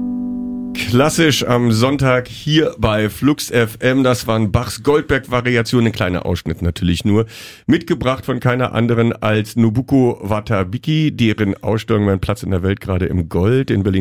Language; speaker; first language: German; native; German